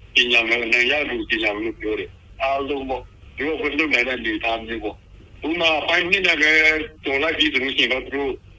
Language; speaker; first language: Burmese; non-native, local second language; Karen languages